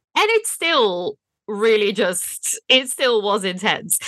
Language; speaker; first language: English; non-native, fluent; Dutch